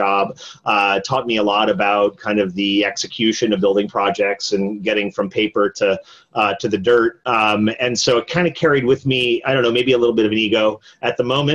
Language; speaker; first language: English; native; English